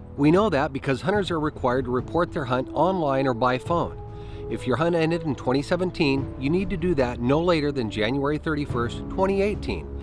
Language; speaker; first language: English; native; English